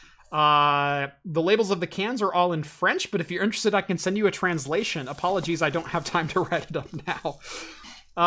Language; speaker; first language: English; native; English